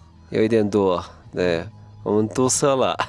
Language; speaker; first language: Chinese; non-native, learner; Turkish